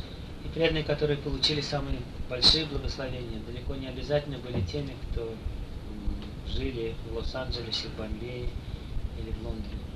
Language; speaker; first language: Russian; native; Russian